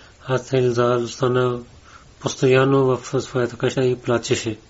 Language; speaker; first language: Bulgarian; non-native, learner; Urdu